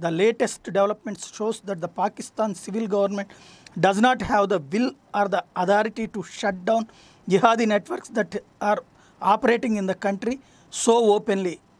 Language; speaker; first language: English; non-native, local second language; Telugu